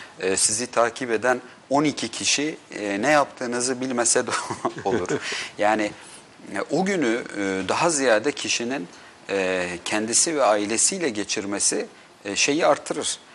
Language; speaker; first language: Turkish; native; Turkish